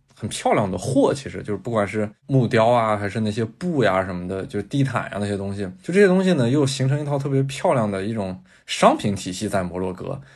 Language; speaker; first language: Chinese; native; Chinese